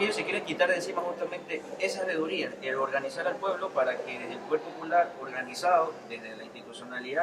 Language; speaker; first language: Spanish; native; Spanish